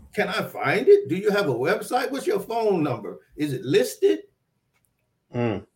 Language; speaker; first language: English; native; English